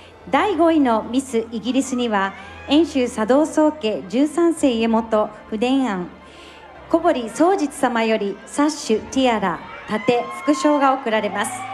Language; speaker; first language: Japanese; native; Japanese